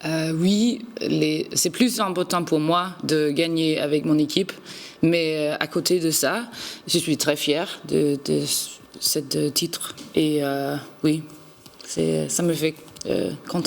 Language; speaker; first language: French; non-native, learner; Danish